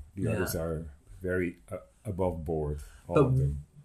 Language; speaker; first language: English; non-native, fluent; Dutch